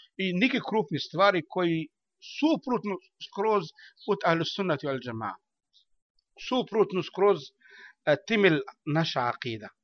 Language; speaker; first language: Bosnian; non-native, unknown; Arabic